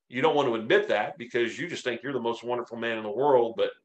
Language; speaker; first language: English; native; English